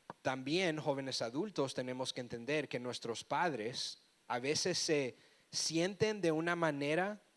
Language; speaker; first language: Spanish; early bilingual, heritage; Spanish